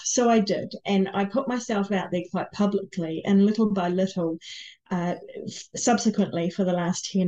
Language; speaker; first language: English; native; English